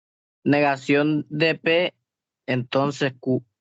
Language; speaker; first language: Spanish; native; Spanish